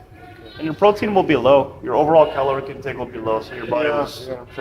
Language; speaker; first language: English; native; English